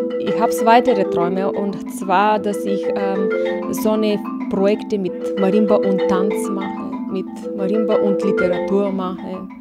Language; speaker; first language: German; non-native, fluent; Bulgarian